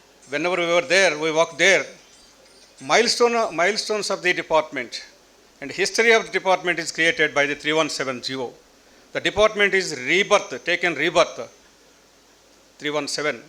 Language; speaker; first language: English; non-native, local second language; Telugu